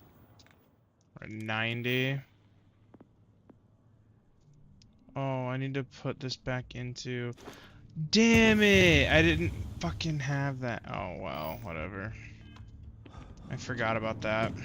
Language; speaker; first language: English; native; English